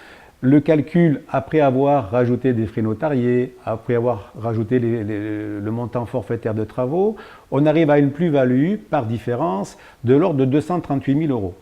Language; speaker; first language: French; native; French